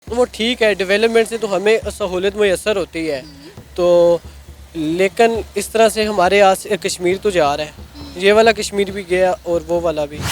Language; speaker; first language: Urdu; non-native, local second language; Kashmiri